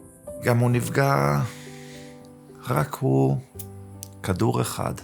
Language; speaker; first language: Hebrew; early bilingual, other home language; German